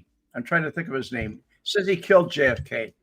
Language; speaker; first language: English; native; English